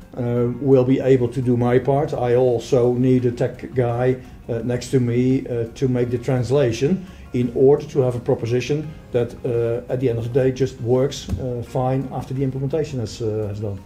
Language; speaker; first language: English; non-native, fluent; Dutch